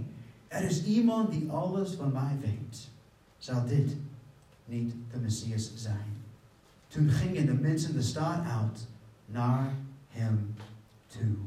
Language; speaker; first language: Dutch; non-native, fluent; English